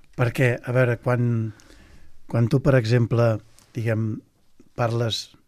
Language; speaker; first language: Catalan; native; Catalan